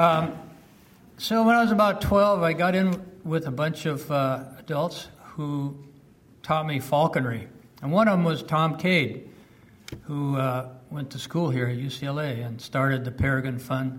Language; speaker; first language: English; early bilingual, other home language; French